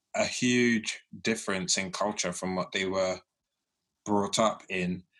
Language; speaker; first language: English; early bilingual, other home language; Yoruba